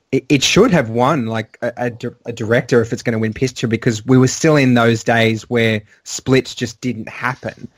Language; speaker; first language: English; native; English